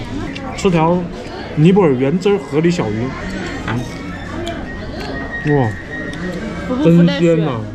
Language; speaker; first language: Chinese; native; Chinese